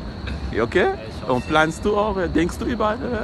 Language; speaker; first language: German; non-native, learner; Lingala